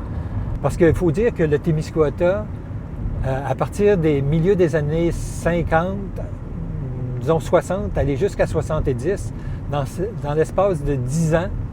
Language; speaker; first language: French; native; French